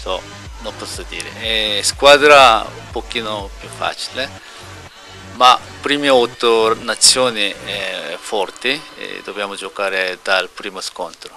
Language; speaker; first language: Italian; non-native, learner; Korean